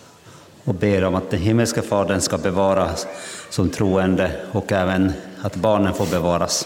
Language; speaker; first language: Swedish; non-native, local second language; Finnish